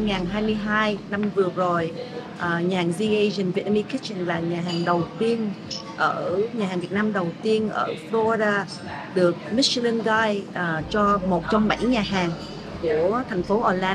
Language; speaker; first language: Vietnamese; early bilingual, other home language; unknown